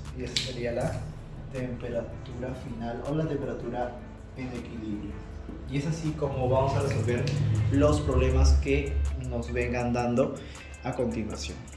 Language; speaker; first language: Spanish; native; Spanish